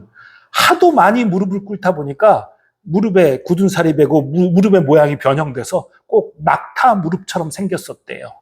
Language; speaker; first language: Korean; native; Korean